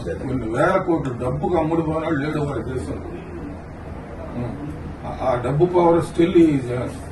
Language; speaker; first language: Telugu; native; Telugu